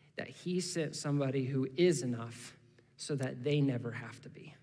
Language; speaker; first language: English; native; English